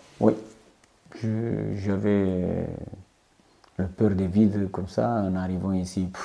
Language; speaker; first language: French; non-native, fluent; Romanian